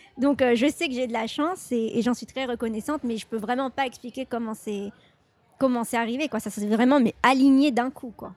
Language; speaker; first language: French; native; French